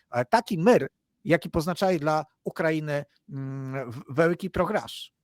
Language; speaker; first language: Polish; non-native, learner; Ukrainian